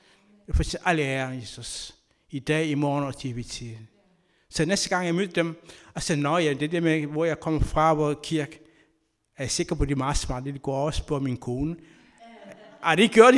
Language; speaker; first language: Danish; non-native, learner; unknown